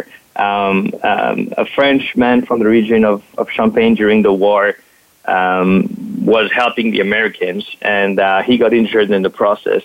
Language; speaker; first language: English; non-native, fluent; French